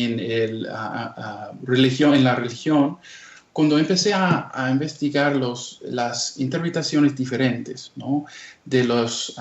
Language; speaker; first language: Spanish; non-native, fluent; English